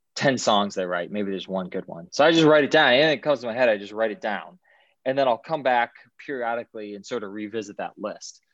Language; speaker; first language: English; native; English